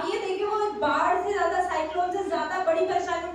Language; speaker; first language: Hindi; native; Hindi